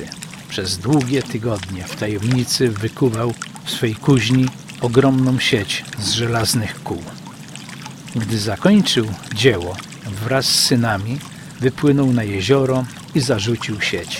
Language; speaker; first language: Polish; native; Polish